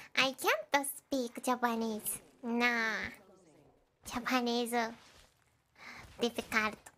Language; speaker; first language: English; non-native, learner; Japanese